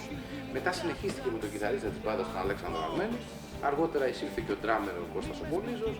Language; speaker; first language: Greek; native; Greek